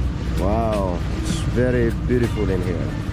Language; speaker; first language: English; non-native, learner; Indonesian